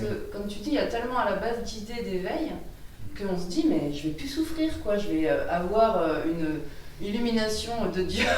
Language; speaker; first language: French; native; French